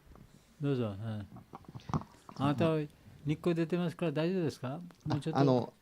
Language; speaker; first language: Japanese; non-native, learner; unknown